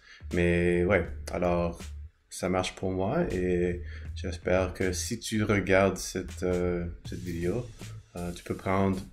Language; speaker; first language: French; non-native, learner; English